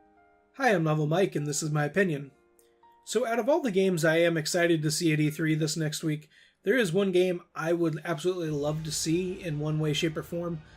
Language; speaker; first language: English; native; English